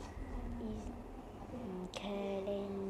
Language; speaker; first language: English; non-native, learner; Vietnamese